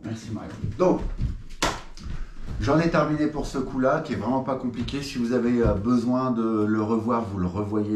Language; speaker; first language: French; native; French